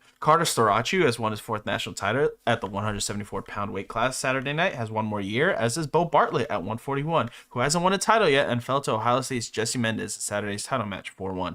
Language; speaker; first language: English; native; English